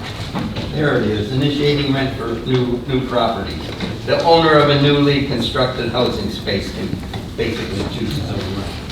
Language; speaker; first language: English; native; English